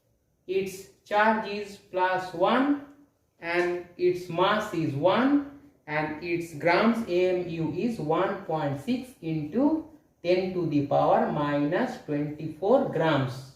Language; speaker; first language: English; non-native, local second language; Hindi